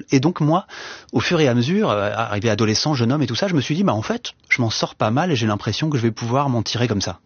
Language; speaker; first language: French; native; French